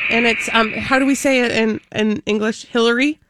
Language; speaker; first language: English; early bilingual, other home language; Norwegian